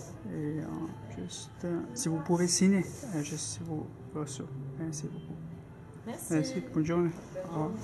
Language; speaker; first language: French; non-native, learner; English